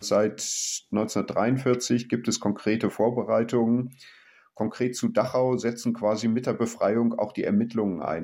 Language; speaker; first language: German; native; German